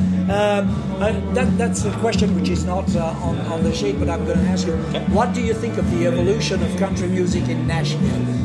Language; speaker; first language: English; non-native, fluent; French